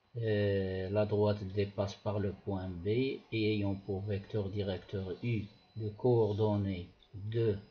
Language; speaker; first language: French; non-native, local second language; Arabic